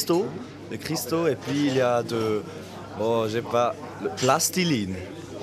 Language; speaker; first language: French; non-native, local second language; German